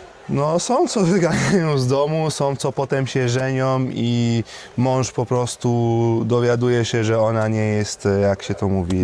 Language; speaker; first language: Polish; early bilingual, heritage; Polish